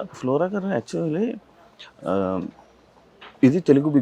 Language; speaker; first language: Telugu; native; Telugu